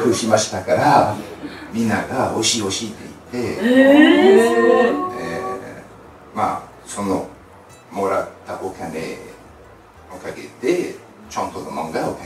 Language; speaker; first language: Japanese; non-native, learner; French